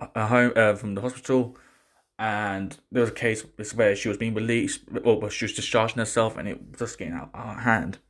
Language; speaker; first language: English; native; English